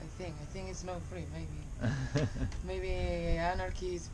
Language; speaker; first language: English; non-native, learner; Spanish